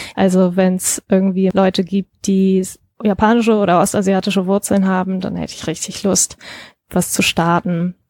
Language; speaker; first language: German; early bilingual, other home language; Japanese